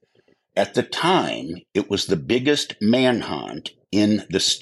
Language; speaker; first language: English; native; English